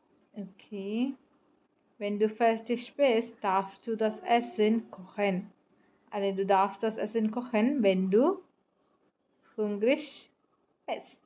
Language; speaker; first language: German; non-native, fluent; Malayalam